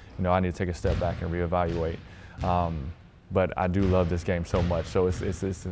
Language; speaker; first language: English; native; English